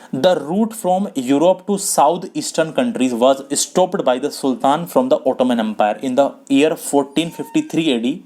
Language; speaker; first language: English; non-native, local second language; Hindi